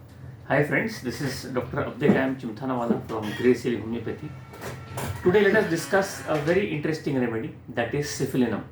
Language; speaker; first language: English; non-native, local second language; Hindi